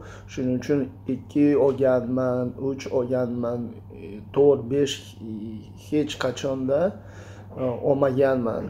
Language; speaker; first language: Uzbek; non-native, local second language; Russian